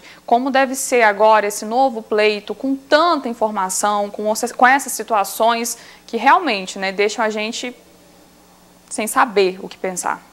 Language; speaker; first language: Portuguese; native; Portuguese